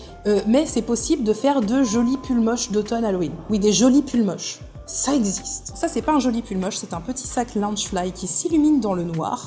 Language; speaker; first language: French; native; French